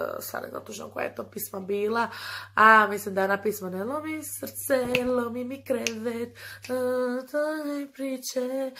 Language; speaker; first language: Croatian; early bilingual, other home language; Portuguese